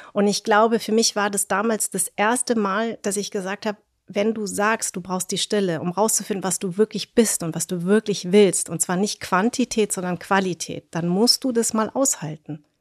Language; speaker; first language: German; early bilingual, other home language; Vietnamese